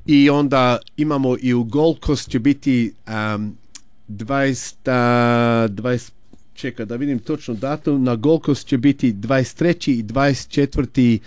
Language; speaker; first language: Croatian; early bilingual, heritage; Croatian